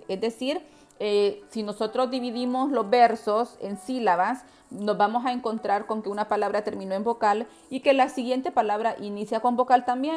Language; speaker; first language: Spanish; native; Spanish